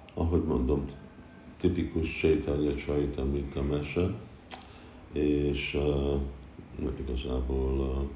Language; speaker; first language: Hungarian; early bilingual, heritage; Hungarian